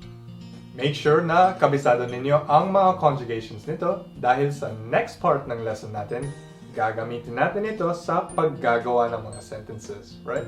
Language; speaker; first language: Filipino; native; Filipino